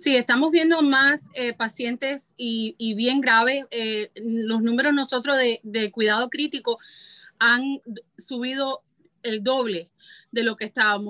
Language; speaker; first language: Spanish; early bilingual, heritage; Spanish